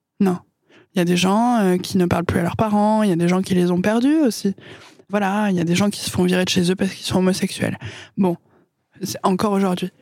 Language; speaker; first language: French; non-native, fluent; English